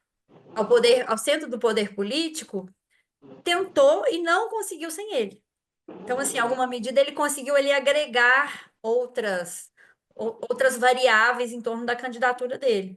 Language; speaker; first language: Portuguese; native; Portuguese